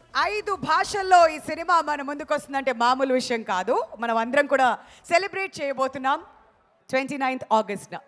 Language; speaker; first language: Telugu; native; Telugu